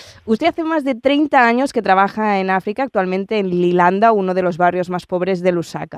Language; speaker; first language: Spanish; native; Spanish